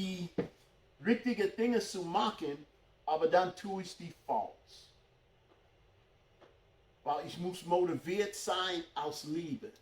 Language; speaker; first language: German; non-native, fluent; English